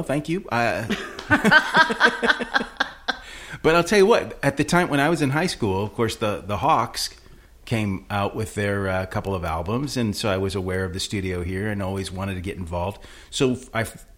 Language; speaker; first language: English; native; English